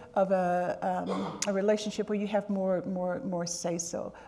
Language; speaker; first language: English; native; English